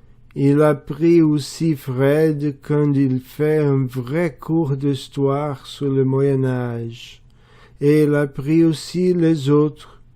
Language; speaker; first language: French; non-native, learner; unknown